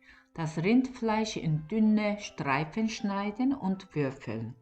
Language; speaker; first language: German; non-native, fluent; Korean